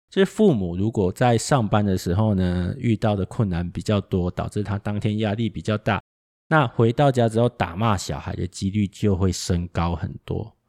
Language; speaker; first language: Chinese; native; Chinese